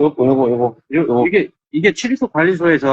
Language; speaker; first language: Korean; native; Korean